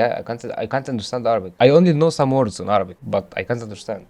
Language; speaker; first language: English; non-native, learner; Arabic